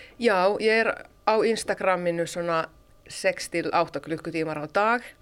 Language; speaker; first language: Icelandic; non-native, fluent; Finnish